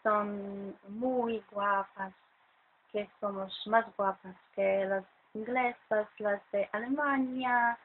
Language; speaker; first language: Spanish; non-native, fluent; Polish